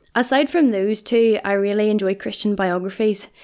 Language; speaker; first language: English; native; English